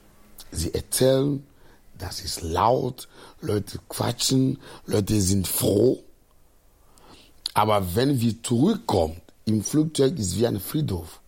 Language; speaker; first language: German; non-native, fluent; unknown